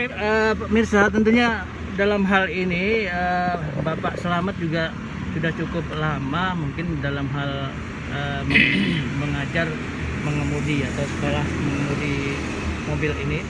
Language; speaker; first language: Indonesian; native; Indonesian